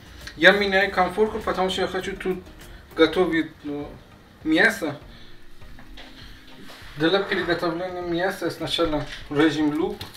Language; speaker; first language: Russian; non-native, learner; Persian